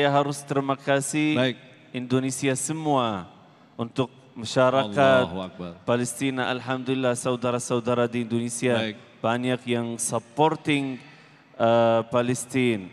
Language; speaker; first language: Indonesian; non-native, learner; Arabic